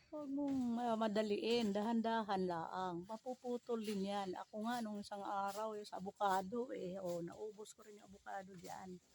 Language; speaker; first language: Filipino; native; Filipino